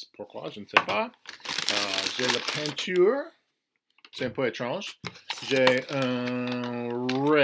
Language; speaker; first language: French; non-native, fluent; English